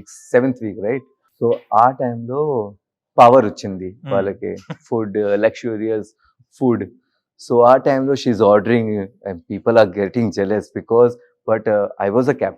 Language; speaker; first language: Telugu; non-native, learner; Hindi